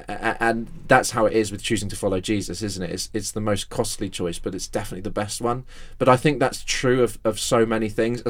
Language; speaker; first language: English; native; English